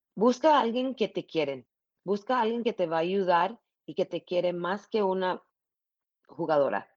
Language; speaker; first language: Spanish; early bilingual, other home language; English